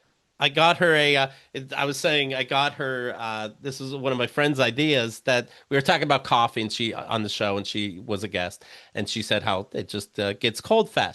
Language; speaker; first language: English; native; English